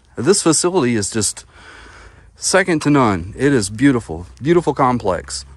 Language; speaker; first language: English; native; English